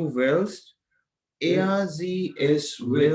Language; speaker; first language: German; non-native, fluent; Hindi